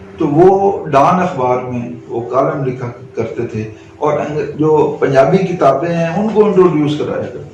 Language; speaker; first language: Urdu; non-native, local second language; Punjabi